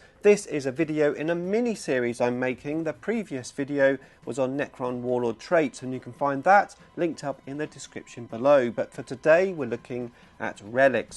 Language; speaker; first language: English; native; English